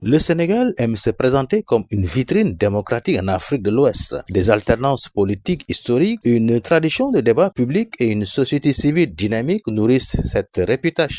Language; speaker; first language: French; non-native, local second language; Wolof